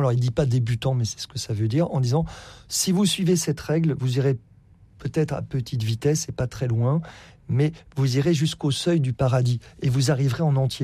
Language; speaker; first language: French; native; French